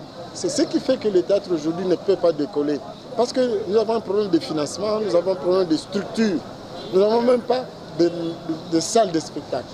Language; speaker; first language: French; non-native, local second language; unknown